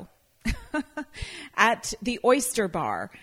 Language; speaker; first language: English; native; English